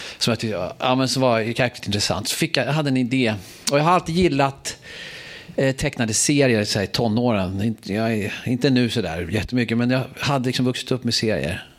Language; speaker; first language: Swedish; native; Swedish